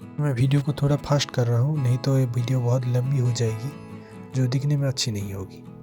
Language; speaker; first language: Hindi; non-native, local second language; Bangla